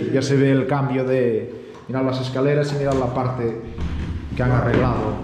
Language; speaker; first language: Spanish; native; Spanish